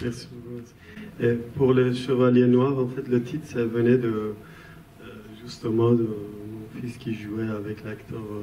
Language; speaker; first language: French; non-native, fluent; Persian